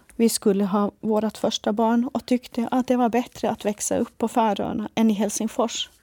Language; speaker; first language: Swedish; non-native, fluent; Faroese